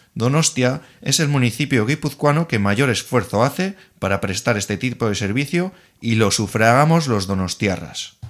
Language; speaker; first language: Spanish; non-native, local second language; Basque